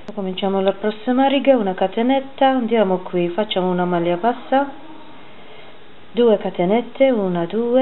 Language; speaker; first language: Italian; non-native, fluent; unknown